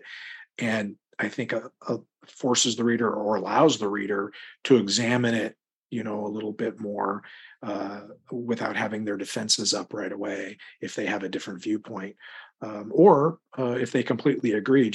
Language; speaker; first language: English; native; English